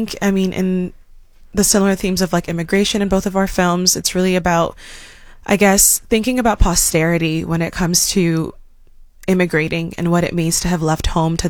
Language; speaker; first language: English; native; English